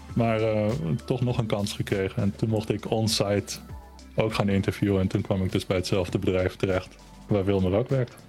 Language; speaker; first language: Dutch; early bilingual, other home language; German